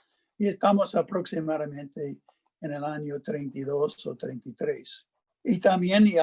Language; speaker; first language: Spanish; non-native, fluent; English